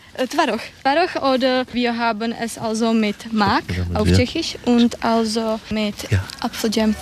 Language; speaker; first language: German; non-native, learner; Czech